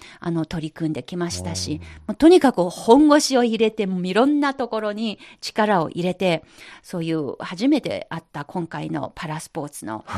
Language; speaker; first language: Japanese; non-native, fluent; Chinese